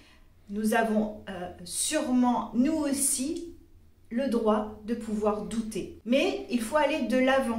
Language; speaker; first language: French; native; French